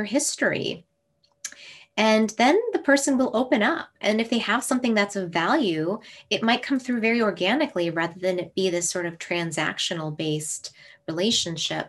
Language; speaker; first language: English; native; English